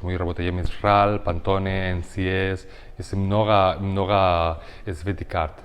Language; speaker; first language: Russian; non-native, learner; Spanish